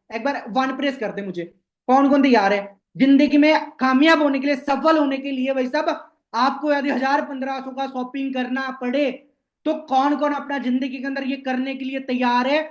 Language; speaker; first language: Hindi; non-native, local second language; Bangla